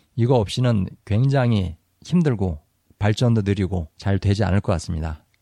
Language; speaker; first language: Korean; native; Korean